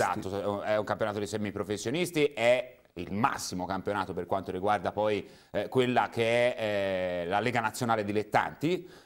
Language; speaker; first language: Italian; native; Italian